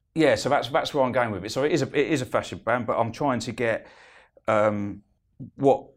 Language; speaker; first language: English; native; English